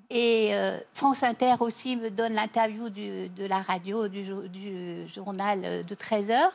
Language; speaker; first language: French; native; French